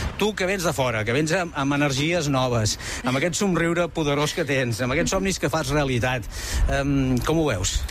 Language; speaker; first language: Catalan; native; Catalan